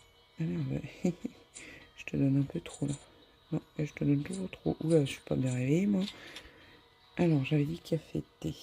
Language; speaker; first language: French; native; French